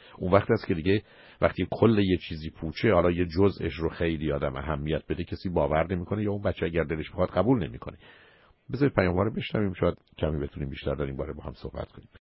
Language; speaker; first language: Persian; native; Persian